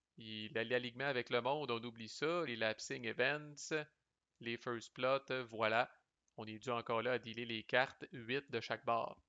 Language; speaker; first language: French; native; French